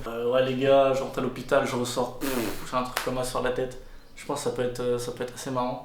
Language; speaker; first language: French; native; French